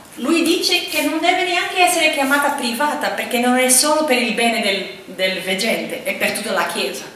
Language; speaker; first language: Italian; non-native, fluent; Portuguese